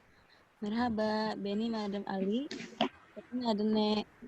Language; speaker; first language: Turkish; non-native, learner; Indonesian